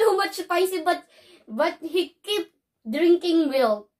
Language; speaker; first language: English; non-native, local second language; Filipino